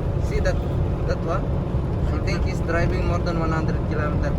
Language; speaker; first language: English; non-native, learner; Filipino